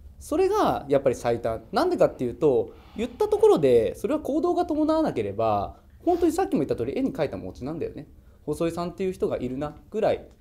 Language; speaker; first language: Japanese; native; Japanese